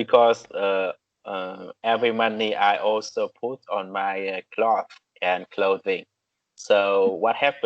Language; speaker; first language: English; non-native, learner; Vietnamese